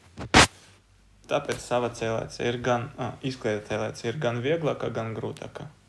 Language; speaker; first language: Latvian; non-native, local second language; Russian